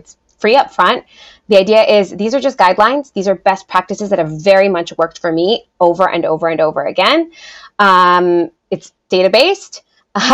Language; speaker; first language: English; early bilingual, other home language; Spanish